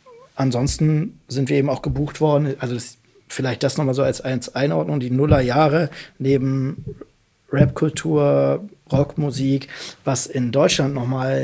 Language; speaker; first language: German; native; German